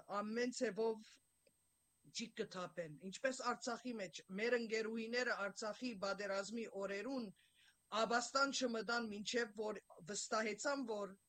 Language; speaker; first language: Armenian; native; Armenian